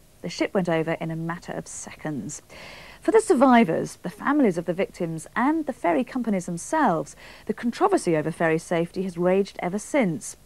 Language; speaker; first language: English; native; English